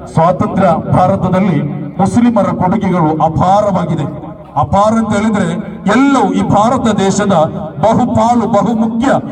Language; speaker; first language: Kannada; non-native, local second language; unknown